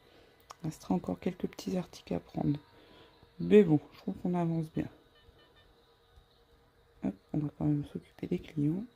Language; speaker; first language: French; native; French